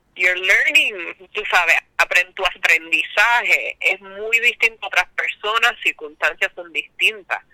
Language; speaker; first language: Spanish; native; Spanish